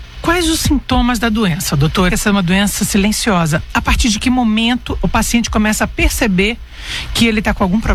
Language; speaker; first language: Portuguese; native; Portuguese